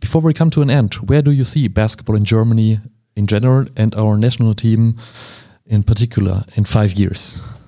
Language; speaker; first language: English; non-native, fluent; German